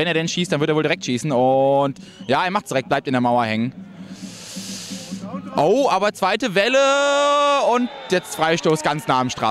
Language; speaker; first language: German; native; German